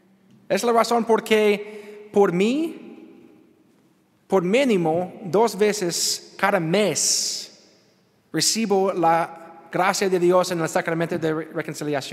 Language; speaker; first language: Spanish; non-native, learner; English